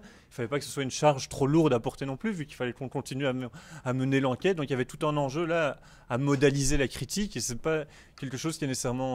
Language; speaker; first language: French; native; French